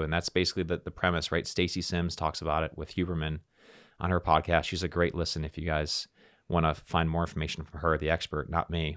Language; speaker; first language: English; native; English